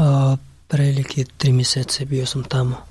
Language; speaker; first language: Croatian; non-native, learner; Pashto